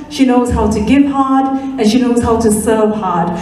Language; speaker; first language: English; native; English